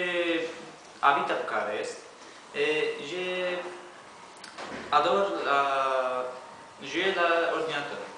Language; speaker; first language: French; non-native, learner; Romanian